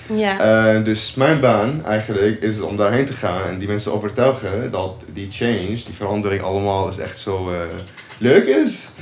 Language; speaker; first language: Dutch; non-native, fluent; Arabic